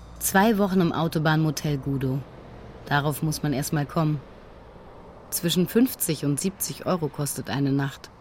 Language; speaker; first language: German; native; German